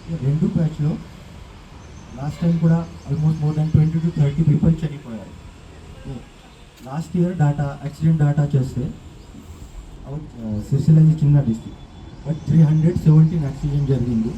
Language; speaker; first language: Telugu; non-native, learner; Hindi